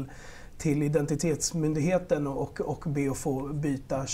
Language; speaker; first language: Swedish; early bilingual, other home language; Spanish